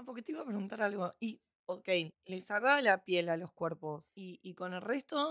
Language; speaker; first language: Spanish; native; Spanish